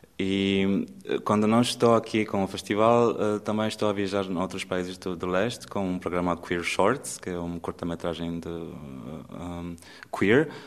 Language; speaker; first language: Portuguese; non-native, fluent; Romanian